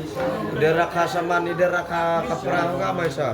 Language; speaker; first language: Hindi; non-native, local second language; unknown